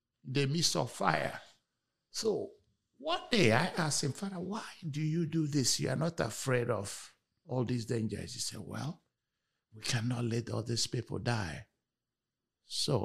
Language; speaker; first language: English; non-native, local second language; Igbo